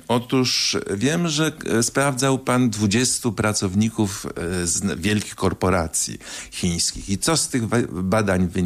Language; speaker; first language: Polish; native; Polish